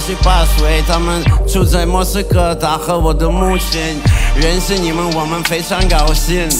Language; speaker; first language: Chinese; non-native, learner; Russian